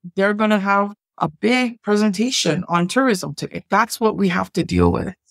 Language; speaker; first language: English; native; English